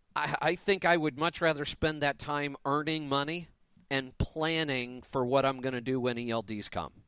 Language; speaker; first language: English; native; English